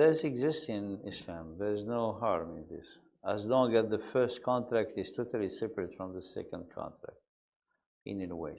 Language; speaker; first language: English; non-native, fluent; Arabic